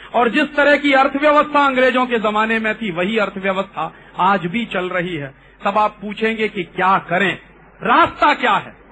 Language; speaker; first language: Hindi; native; Hindi